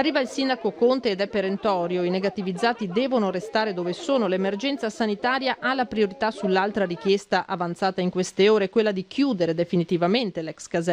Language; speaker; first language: Italian; native; Italian